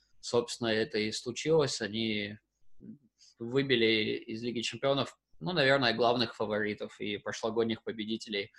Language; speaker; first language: Russian; native; Russian